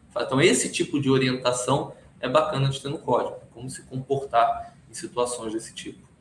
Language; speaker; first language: Portuguese; early bilingual, other home language; Hebrew